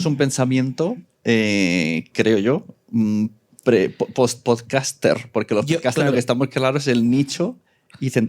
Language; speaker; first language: Spanish; native; Spanish